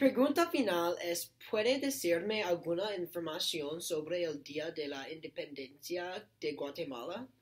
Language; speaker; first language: Spanish; non-native, learner; English